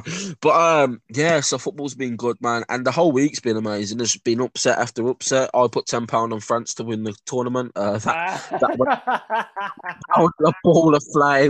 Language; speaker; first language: English; native; English